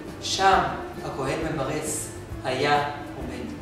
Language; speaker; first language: Hebrew; native; Hebrew